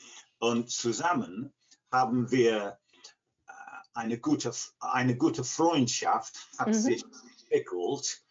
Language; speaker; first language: German; non-native, fluent; English